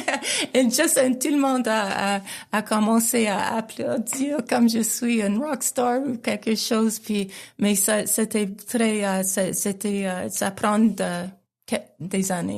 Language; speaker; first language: French; non-native, local second language; English